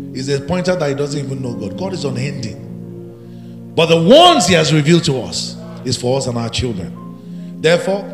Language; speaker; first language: English; non-native, local second language; Yoruba